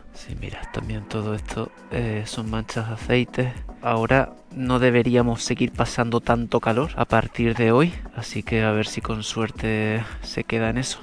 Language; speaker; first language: Spanish; native; Spanish